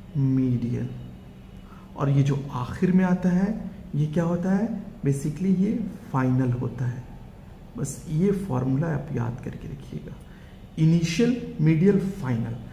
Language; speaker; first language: Hindi; native; Hindi